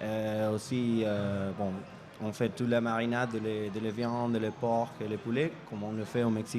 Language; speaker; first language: French; non-native, fluent; Spanish